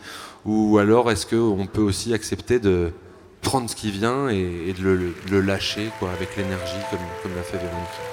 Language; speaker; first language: French; native; French